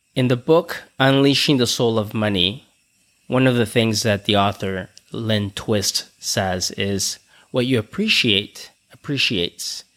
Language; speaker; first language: English; native; English